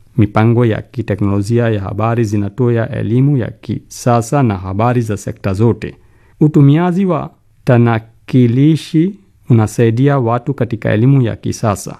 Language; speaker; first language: Swahili; non-native, fluent; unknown